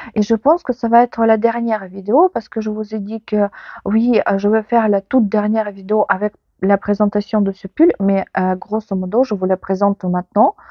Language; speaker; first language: French; non-native, fluent; Ukrainian